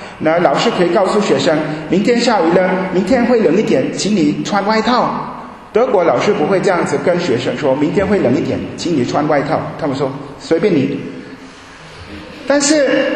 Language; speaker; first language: Chinese; non-native, fluent; German